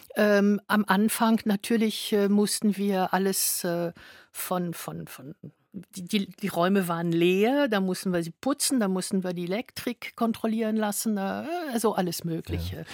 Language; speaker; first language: German; non-native, fluent; French